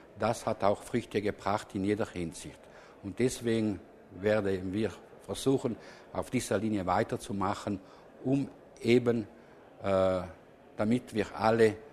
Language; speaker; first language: German; non-native, local second language; Ladin